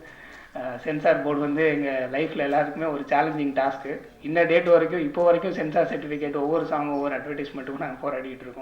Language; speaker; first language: Tamil; native; Tamil